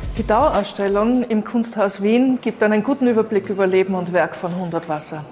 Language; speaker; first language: German; native; German